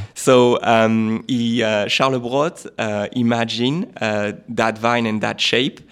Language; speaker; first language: English; non-native, fluent; French